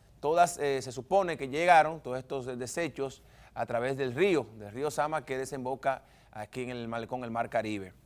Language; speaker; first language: Spanish; native; Spanish